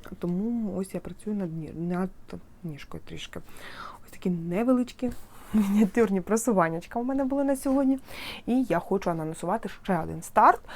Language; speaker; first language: Ukrainian; non-native, local second language; Russian